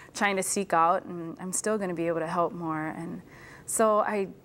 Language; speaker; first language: English; native; English